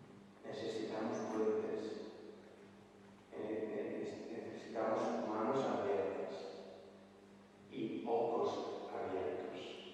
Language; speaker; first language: Spanish; non-native, fluent; Italian